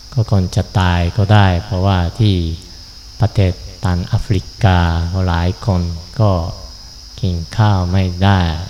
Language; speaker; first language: Thai; non-native, fluent; Japanese